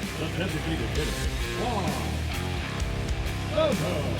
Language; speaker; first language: English; native; English